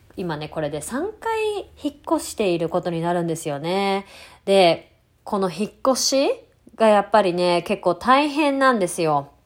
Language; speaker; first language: Japanese; native; Japanese